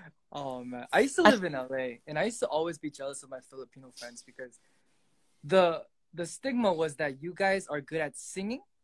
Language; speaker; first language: English; early bilingual, other home language; Korean